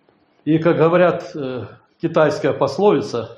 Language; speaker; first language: Polish; non-native, learner; Russian